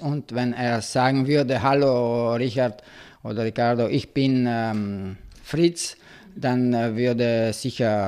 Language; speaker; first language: German; non-native, local second language; Italian